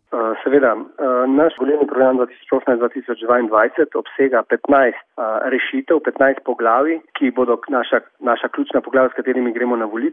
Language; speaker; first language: Slovenian; native; Slovenian